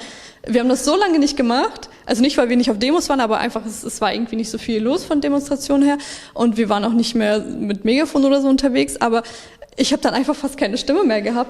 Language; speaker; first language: German; early bilingual, other home language; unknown